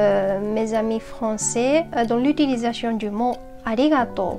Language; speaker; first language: French; non-native, fluent; Japanese